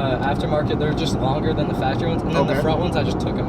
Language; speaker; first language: English; native; English